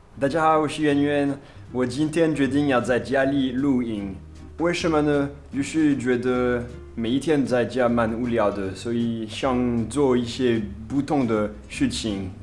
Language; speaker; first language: Chinese; non-native, fluent; French